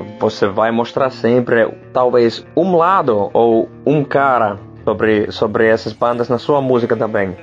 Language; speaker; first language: Portuguese; non-native, learner; Finnish